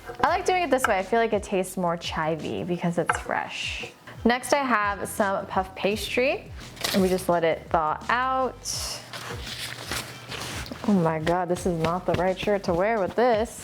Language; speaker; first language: English; native; English